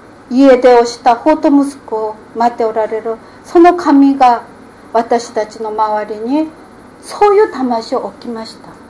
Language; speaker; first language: Japanese; non-native, fluent; Korean